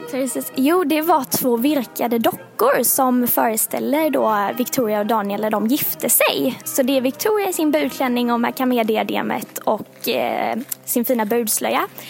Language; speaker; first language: Swedish; native; Swedish